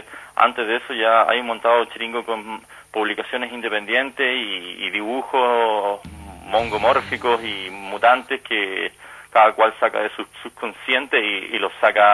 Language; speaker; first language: Spanish; native; Spanish